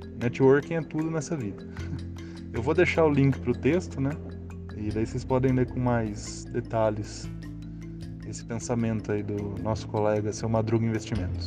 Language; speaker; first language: Portuguese; native; Portuguese